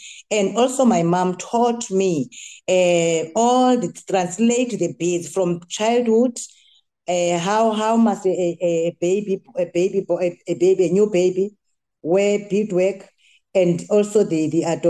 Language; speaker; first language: English; non-native, local second language; Xhosa